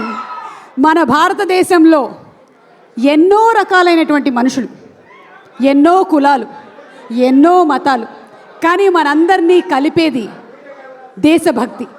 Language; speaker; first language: Telugu; native; Telugu